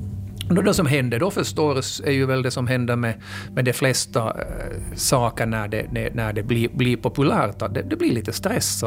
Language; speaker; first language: Swedish; native; Swedish